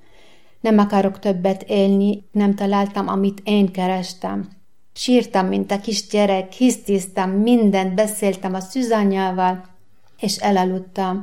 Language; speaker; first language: Hungarian; non-native, learner; Arabic